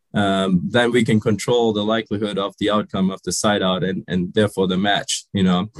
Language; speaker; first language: English; early bilingual, other home language; Sinhala